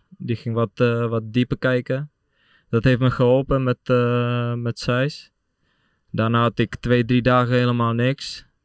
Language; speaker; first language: Dutch; non-native, fluent; Czech